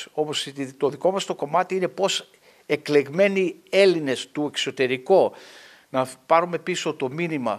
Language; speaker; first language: Greek; early bilingual, heritage; English